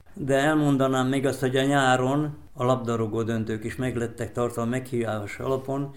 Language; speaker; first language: Hungarian; native; Hungarian